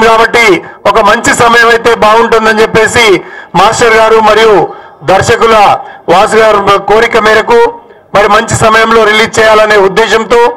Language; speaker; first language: Telugu; native; Telugu